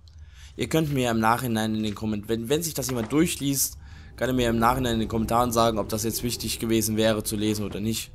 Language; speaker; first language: German; native; German